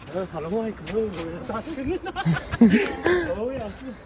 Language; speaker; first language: Russian; non-native, learner; Turkmen